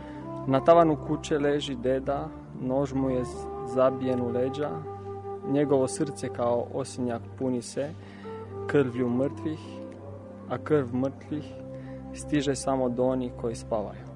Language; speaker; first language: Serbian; non-native, learner; Romanian